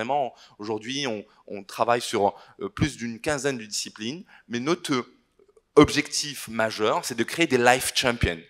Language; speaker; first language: French; non-native, local second language; Arabic